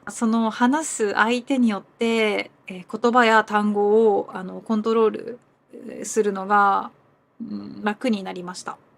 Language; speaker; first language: Japanese; native; Japanese